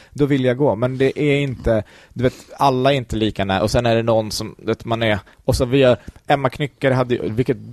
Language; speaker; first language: Swedish; early bilingual, other home language; Kurdish